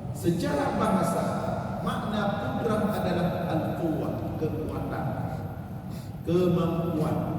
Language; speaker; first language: Malay; non-native, local second language; Achinese